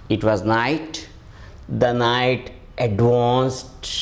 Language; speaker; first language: English; non-native, local second language; Kannada